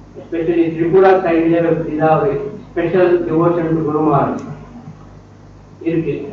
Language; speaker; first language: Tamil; non-native, learner; Kannada